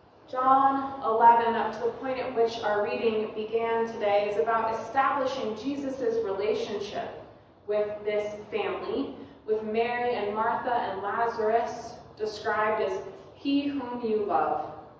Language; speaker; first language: English; native; English